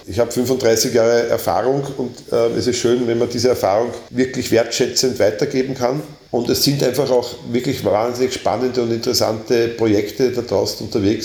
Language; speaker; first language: German; native; German